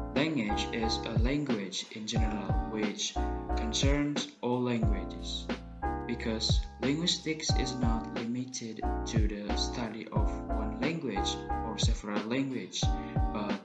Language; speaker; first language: English; non-native, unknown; Indonesian